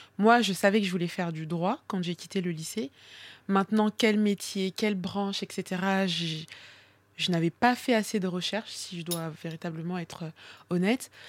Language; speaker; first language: French; early bilingual, other home language; Swahili